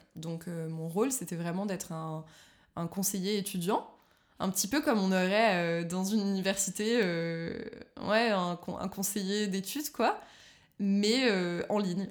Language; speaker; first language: French; native; French